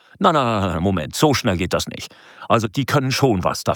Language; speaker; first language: German; native; German